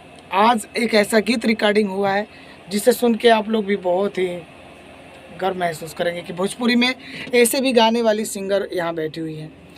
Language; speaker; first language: Hindi; non-native, local second language; Bhojpuri